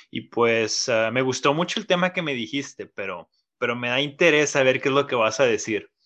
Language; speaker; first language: Spanish; native; Spanish